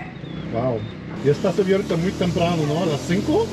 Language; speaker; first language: Spanish; non-native, learner; English